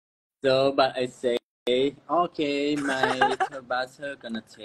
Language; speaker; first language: English; non-native, learner; Thai